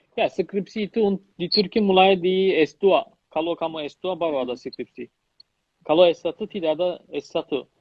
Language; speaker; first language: Indonesian; non-native, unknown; Turkish